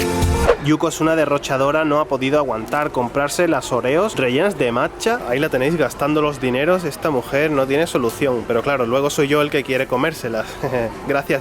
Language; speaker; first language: Spanish; native; Spanish